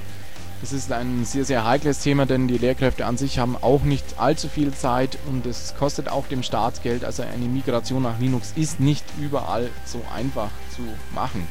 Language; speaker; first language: German; native; German